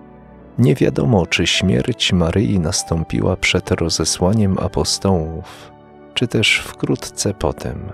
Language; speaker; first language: Polish; native; Polish